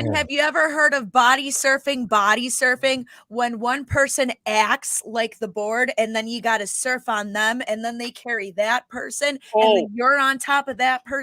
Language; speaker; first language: English; native; English